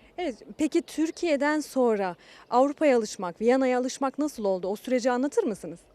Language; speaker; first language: Turkish; native; Turkish